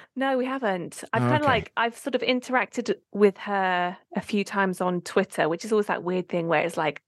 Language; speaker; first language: English; native; English